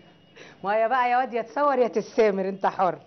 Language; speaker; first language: Arabic; native; Arabic